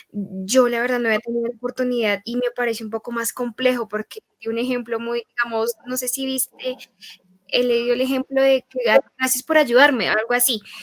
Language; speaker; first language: Spanish; native; Spanish